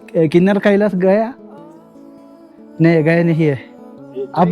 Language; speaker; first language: Hindi; non-native, local second language; Malayalam